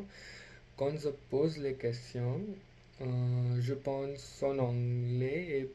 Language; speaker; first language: French; non-native, learner; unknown